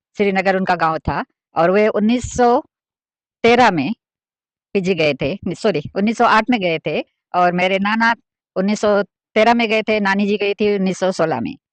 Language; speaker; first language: Hindi; early bilingual, heritage; Hindi